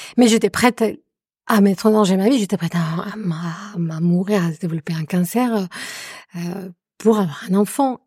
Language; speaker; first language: French; non-native, fluent; Spanish